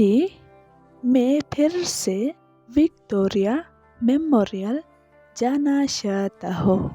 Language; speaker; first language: Hindi; non-native, local second language; Khasi